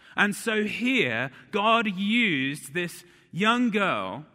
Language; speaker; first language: English; native; English